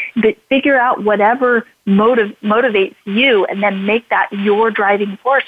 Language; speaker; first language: English; native; English